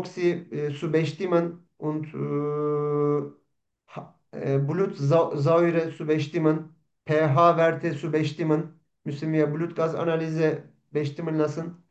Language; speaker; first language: German; non-native, learner; Turkish